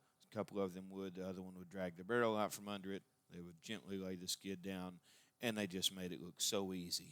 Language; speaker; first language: English; native; English